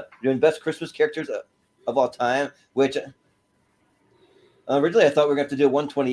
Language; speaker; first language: English; native; English